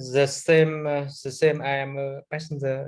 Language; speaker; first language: English; non-native, learner; Vietnamese